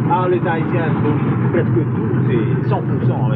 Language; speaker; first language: French; non-native, local second language; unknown